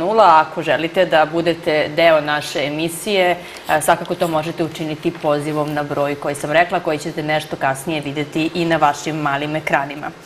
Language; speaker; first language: Serbian; native; Serbian